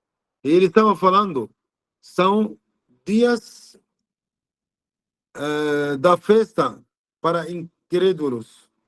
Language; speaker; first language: Portuguese; non-native, learner; Arabic